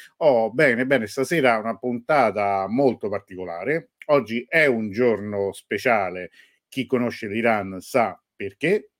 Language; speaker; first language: Italian; native; Italian